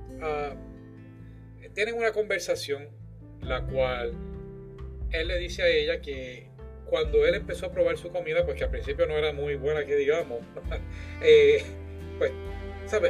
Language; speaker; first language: Spanish; native; Spanish